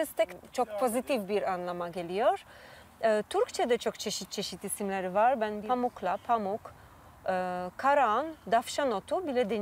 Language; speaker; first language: Turkish; non-native, fluent; Polish